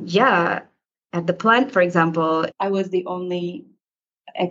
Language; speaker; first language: English; non-native, fluent; Indonesian